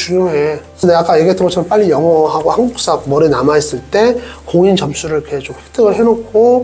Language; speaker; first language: Korean; native; Korean